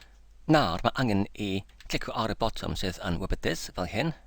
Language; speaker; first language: Welsh; non-native, learner; English